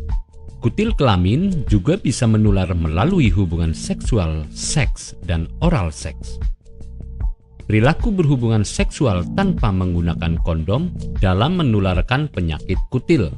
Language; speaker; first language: Indonesian; native; Indonesian